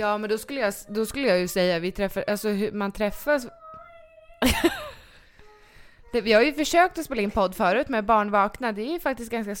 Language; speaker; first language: Swedish; native; Swedish